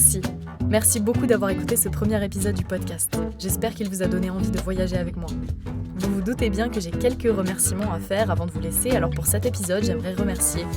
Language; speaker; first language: French; native; French